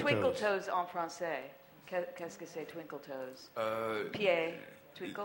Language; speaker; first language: French; non-native, learner; English